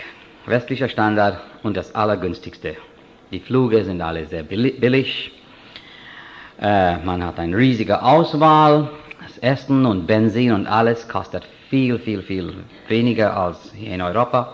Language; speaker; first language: German; non-native, fluent; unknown